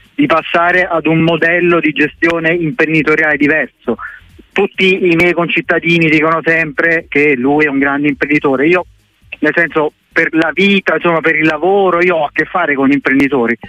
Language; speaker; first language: Italian; native; Italian